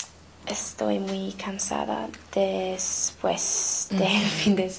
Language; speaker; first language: Spanish; non-native, learner; English